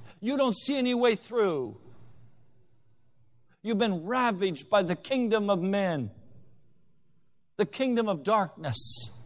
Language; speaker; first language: English; native; English